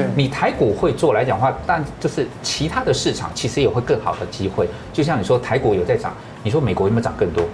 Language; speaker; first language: Chinese; native; Chinese